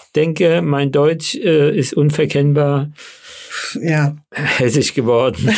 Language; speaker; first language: German; non-native, local second language; Yiddish